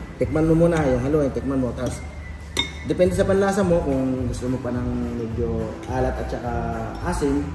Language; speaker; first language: Filipino; native; Filipino